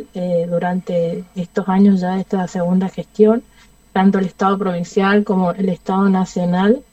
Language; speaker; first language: Spanish; native; Spanish